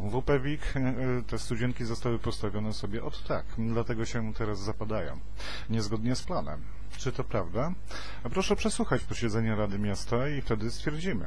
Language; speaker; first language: Polish; native; Polish